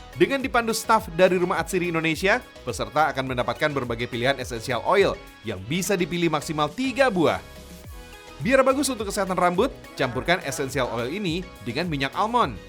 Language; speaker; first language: Indonesian; native; Indonesian